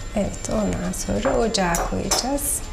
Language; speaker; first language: Turkish; native; Turkish